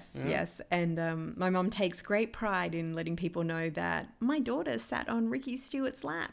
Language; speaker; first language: English; native; English